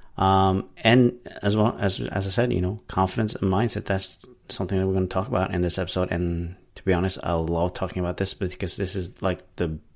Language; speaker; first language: English; non-native, fluent; Norwegian